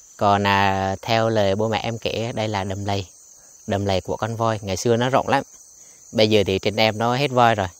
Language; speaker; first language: Vietnamese; non-native, local second language; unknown